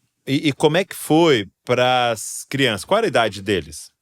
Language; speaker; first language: Portuguese; native; Portuguese